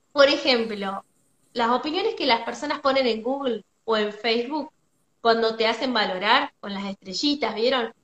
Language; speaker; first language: Spanish; native; Spanish